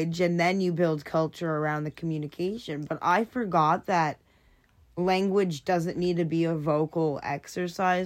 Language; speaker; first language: English; non-native, fluent; French